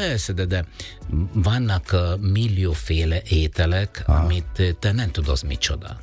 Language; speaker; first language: Hungarian; non-native, learner; Italian